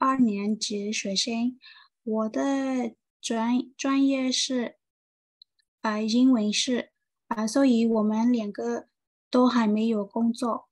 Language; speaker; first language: Chinese; non-native, learner; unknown